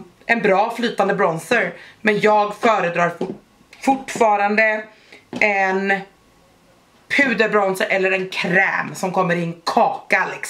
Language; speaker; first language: Swedish; native; Swedish